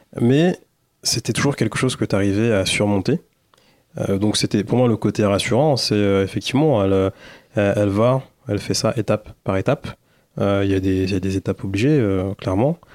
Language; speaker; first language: French; early bilingual, other home language; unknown